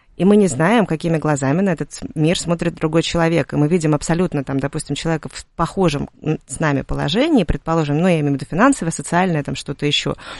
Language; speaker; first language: Russian; native; Russian